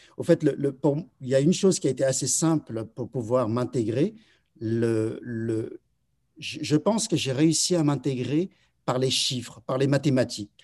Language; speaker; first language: French; early bilingual, other home language; Chinese